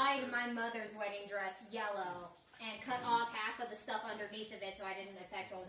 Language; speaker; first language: English; native; English